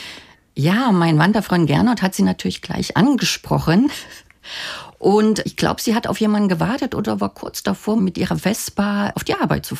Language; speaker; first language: German; native; German